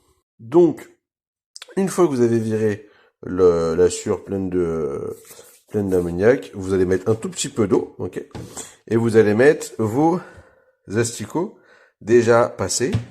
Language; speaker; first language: French; native; French